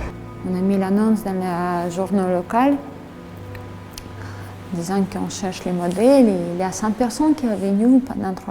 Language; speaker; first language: French; non-native, fluent; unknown